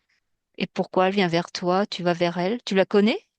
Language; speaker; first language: French; native; French